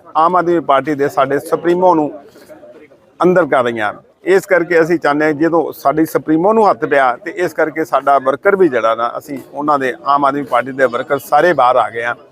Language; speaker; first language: Punjabi; non-native, local second language; Hindi